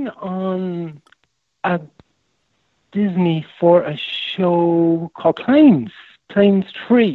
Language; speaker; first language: English; native; English